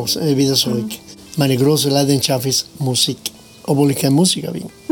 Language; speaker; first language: German; non-native, fluent; Spanish